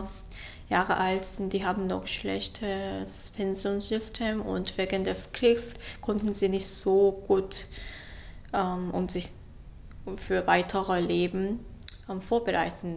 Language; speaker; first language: German; non-native, fluent; Korean